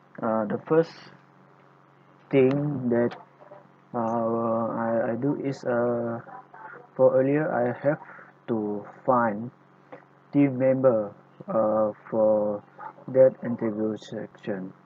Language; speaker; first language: English; non-native, local second language; Malay